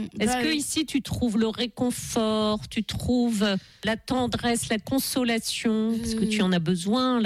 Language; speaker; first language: French; native; French